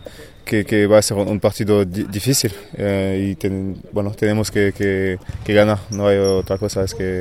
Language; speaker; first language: Spanish; non-native, fluent; French